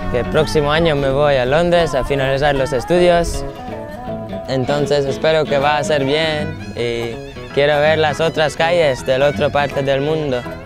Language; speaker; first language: Spanish; non-native, learner; Latvian